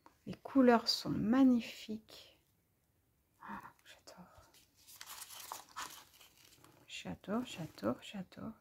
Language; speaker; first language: French; native; French